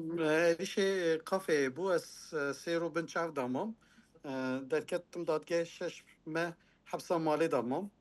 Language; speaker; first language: Kurdish; non-native, local second language; Turkish